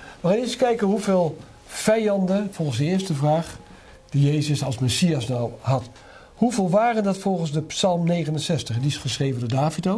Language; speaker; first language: Dutch; native; Dutch